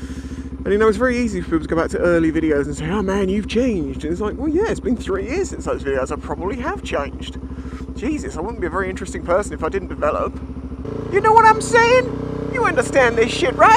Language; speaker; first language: English; native; English